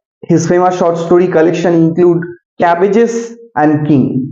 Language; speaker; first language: English; non-native, local second language; Bangla